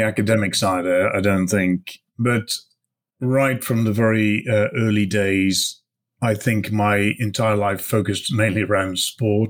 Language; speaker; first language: English; native; English